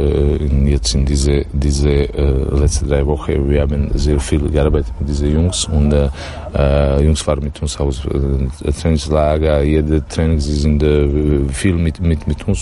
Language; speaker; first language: German; non-native, learner; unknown